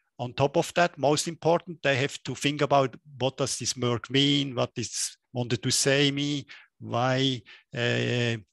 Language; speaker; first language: English; non-native, fluent; German